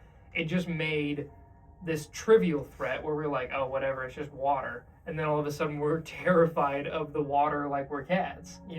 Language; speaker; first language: English; native; English